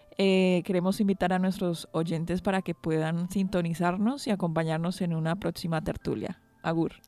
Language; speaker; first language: Spanish; native; Spanish